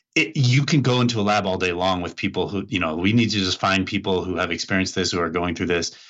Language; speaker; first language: English; native; English